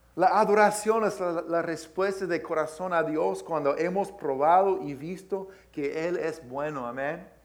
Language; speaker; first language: Spanish; early bilingual, heritage; Spanish